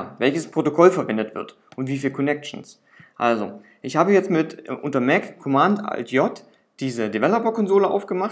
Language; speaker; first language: German; native; German